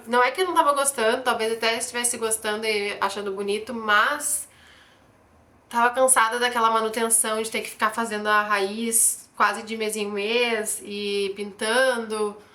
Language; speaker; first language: Portuguese; native; Portuguese